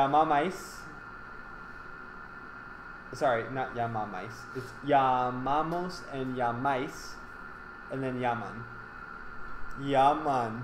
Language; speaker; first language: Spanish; non-native, fluent; English